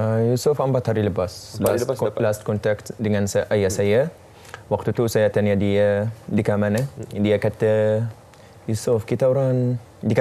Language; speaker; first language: Indonesian; non-native, fluent; Arabic